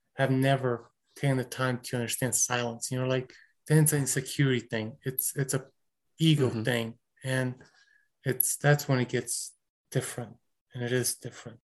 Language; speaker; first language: English; early bilingual, other home language; Romanian